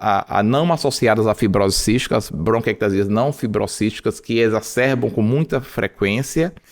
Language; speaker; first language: Portuguese; native; Portuguese